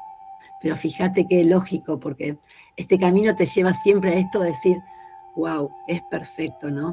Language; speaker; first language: Spanish; native; Spanish